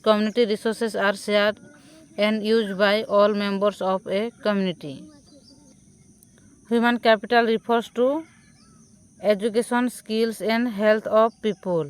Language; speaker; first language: English; non-native, local second language; Odia